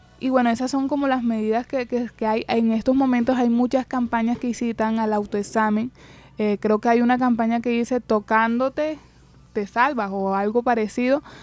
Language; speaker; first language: Spanish; native; Spanish